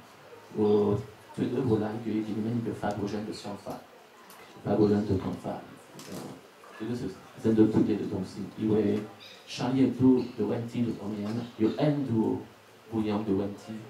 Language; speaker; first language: Chinese; non-native, learner; French